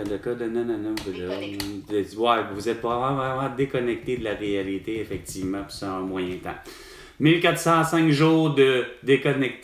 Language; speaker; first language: French; native; French